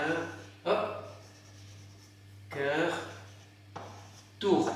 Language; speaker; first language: French; non-native, learner; Thai